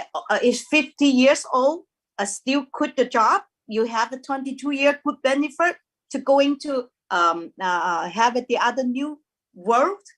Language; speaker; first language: English; non-native, learner; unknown